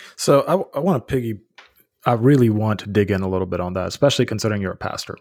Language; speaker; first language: English; early bilingual, other home language; Bosnian